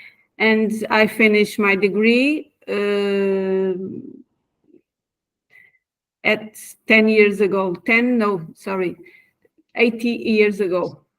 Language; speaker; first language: English; non-native, learner; Portuguese